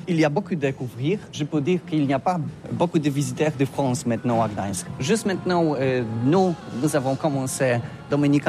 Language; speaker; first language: French; non-native, learner; Polish